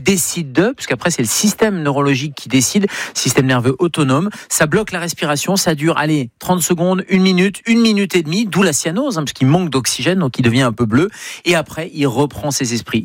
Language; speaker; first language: French; native; French